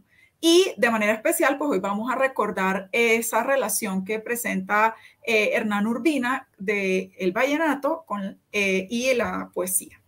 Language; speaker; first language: Spanish; native; Spanish